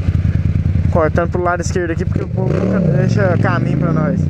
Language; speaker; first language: Portuguese; native; Portuguese